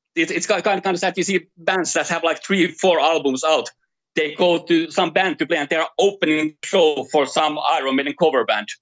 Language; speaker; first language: English; non-native, fluent; Finnish